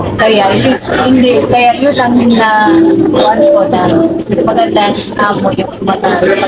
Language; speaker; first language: Filipino; non-native, local second language; Cebuano